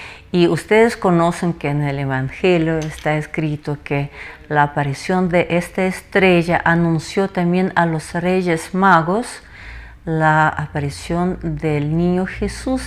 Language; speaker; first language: Spanish; non-native, fluent; Russian